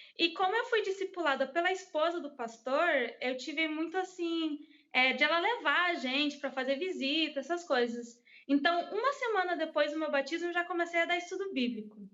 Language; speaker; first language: Portuguese; early bilingual, heritage; English